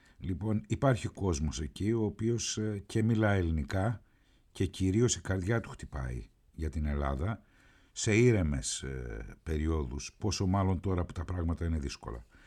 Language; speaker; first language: Greek; native; Greek